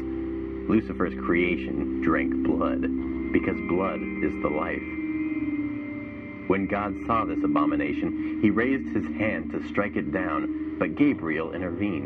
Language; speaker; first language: English; native; English